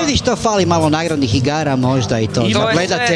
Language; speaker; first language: Croatian; native; Croatian